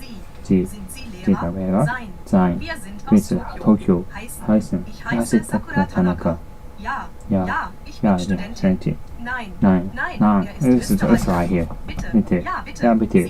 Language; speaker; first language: German; non-native, learner; Japanese